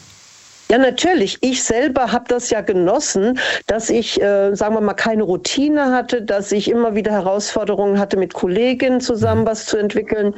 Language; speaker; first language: German; native; German